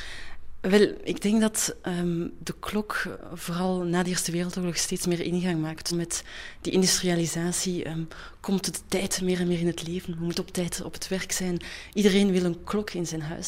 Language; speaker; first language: Dutch; native; Dutch